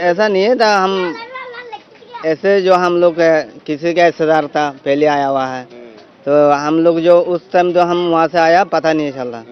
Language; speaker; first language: Hindi; non-native, fluent; Rohingya